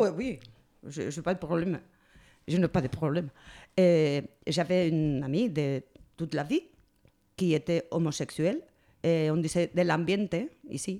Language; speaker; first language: French; non-native, learner; Spanish